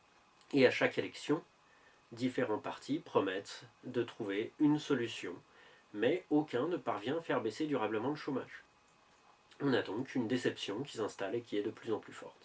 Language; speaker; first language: French; native; French